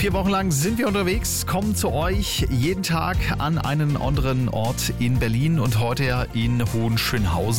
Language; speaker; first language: German; native; German